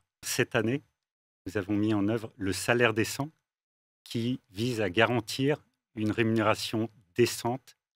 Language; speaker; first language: French; native; French